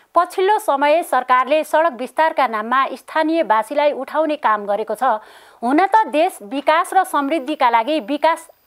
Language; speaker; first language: Nepali; native; Nepali